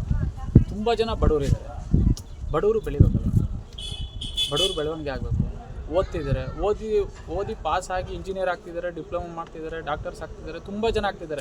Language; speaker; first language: Kannada; native; Kannada